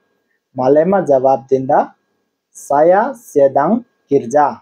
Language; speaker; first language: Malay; non-native, learner; Nepali